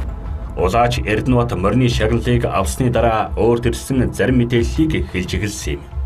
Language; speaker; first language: Mongolian; native; Mongolian